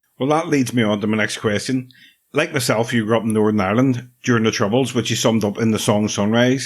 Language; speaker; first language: English; native; English